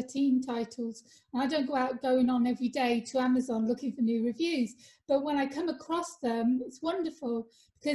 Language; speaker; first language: English; native; English